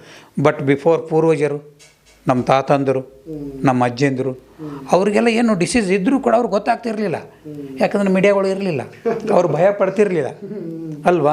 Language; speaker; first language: Kannada; native; Kannada